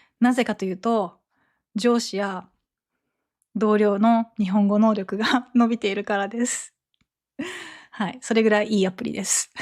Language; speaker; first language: Japanese; native; Japanese